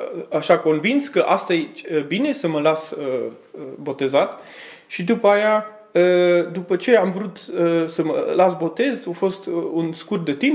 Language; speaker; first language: Romanian; early bilingual, heritage; Romanian